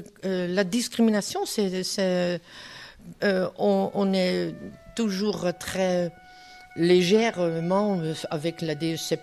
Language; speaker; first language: French; non-native, learner; Dutch